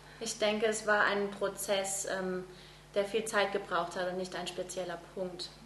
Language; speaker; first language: German; native; German